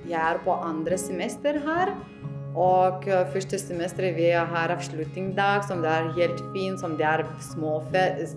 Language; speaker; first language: Norwegian; non-native, learner; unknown